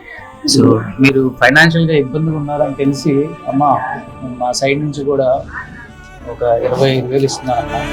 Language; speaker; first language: Telugu; native; Telugu